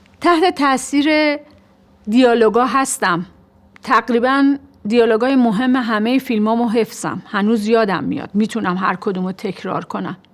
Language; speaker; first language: Persian; native; Persian